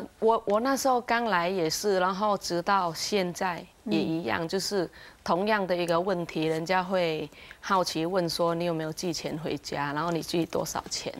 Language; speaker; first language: Chinese; non-native, fluent; Vietnamese